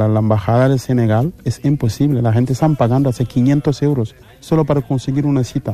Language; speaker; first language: Spanish; non-native, fluent; Wolof